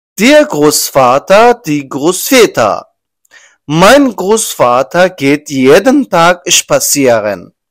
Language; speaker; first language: German; non-native, learner; Persian